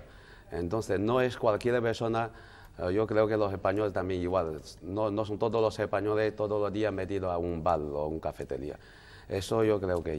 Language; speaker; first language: Spanish; non-native, learner; Chinese